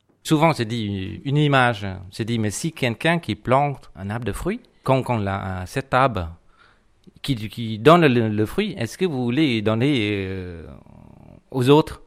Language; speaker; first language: French; non-native, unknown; Vietnamese